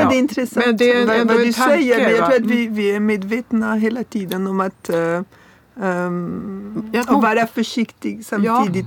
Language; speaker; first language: Swedish; non-native, fluent; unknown